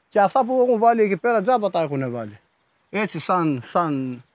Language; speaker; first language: Greek; non-native, fluent; Albanian